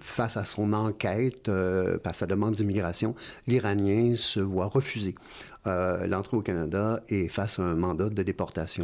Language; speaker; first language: French; native; French